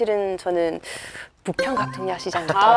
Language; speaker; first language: Korean; non-native, fluent; English